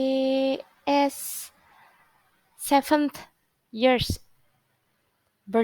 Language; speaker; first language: English; non-native, learner; Indonesian